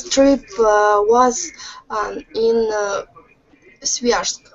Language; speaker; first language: English; non-native, learner; Russian